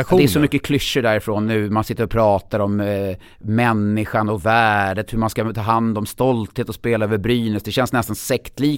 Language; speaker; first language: Swedish; native; Swedish